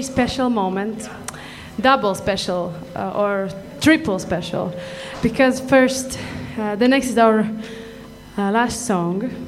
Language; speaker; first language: English; non-native, fluent; Latvian